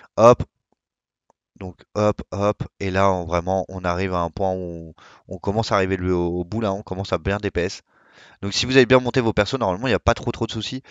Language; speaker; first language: French; native; French